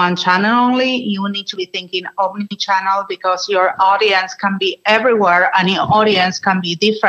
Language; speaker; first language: English; non-native, fluent; Spanish